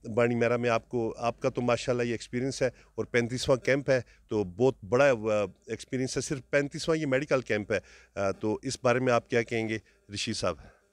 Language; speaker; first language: Urdu; non-native, local second language; Northern Hindko